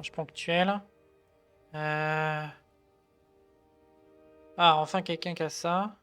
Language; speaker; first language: French; native; French